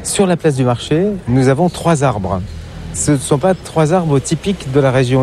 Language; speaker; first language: French; native; French